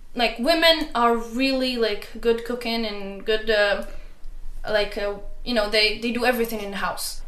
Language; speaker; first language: English; non-native, learner; Arabic